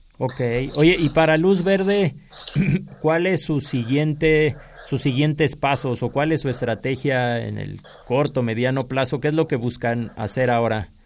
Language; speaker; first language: Spanish; native; Spanish